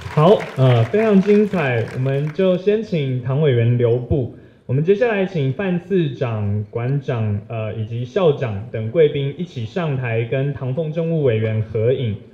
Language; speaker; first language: Chinese; native; Chinese